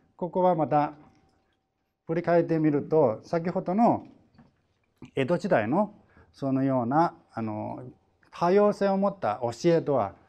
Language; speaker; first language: Japanese; non-native, fluent; Chinese